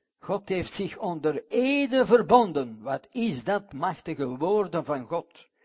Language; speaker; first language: Dutch; non-native, fluent; English